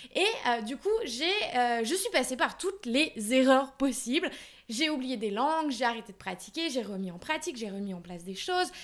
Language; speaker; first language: French; native; French